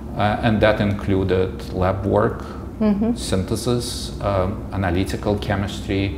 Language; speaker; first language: English; non-native, fluent; Russian